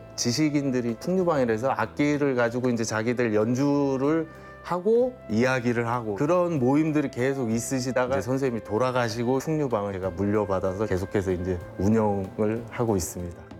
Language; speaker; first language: Korean; native; Korean